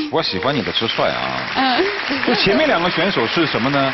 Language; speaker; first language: Chinese; native; Chinese